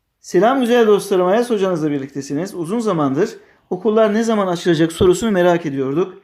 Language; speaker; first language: Turkish; native; Turkish